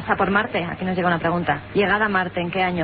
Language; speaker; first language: Spanish; native; Spanish